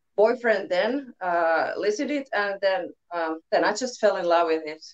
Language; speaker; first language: English; non-native, learner; Finnish